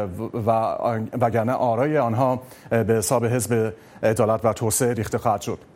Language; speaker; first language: Persian; native; Persian